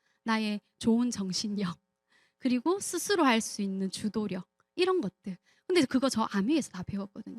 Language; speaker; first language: Korean; native; Korean